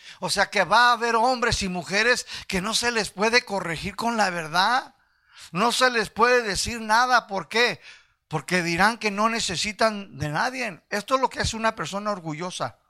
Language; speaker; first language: Spanish; early bilingual, heritage; Spanish